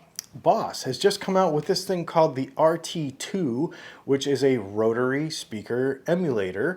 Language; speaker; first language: English; native; English